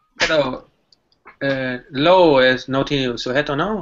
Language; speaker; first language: Spanish; non-native, learner; English